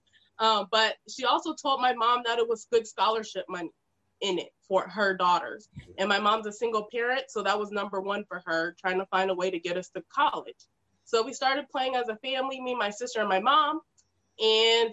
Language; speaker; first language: English; native; English